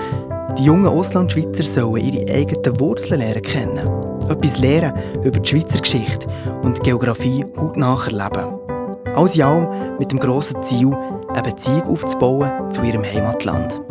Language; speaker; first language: German; native; German